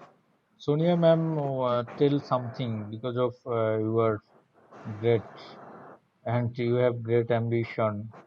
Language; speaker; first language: English; non-native, learner; Bangla